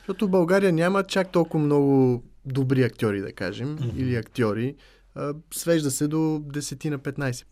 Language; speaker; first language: Bulgarian; native; Bulgarian